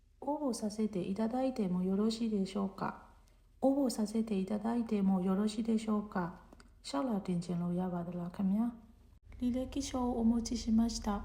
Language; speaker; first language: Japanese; non-native, fluent; Burmese